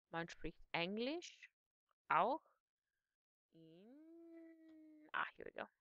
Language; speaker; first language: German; non-native, fluent; English